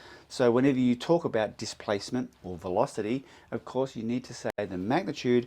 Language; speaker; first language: English; native; English